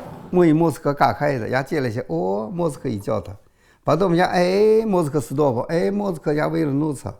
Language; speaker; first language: Russian; non-native, learner; Chinese